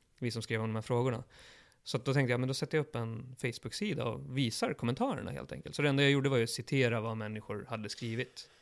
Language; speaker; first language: Swedish; early bilingual, other home language; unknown